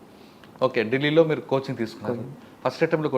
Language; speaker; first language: Telugu; native; Telugu